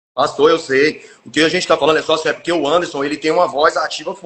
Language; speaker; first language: Portuguese; native; Portuguese